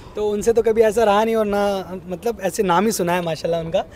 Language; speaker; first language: Hindi; native; Hindi